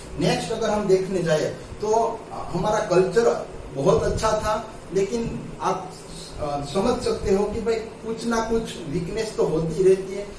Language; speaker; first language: Hindi; non-native, local second language; Gujarati